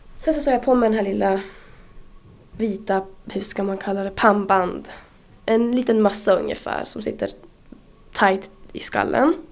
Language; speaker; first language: Swedish; early bilingual, other home language; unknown